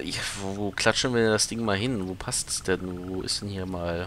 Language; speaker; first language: German; native; German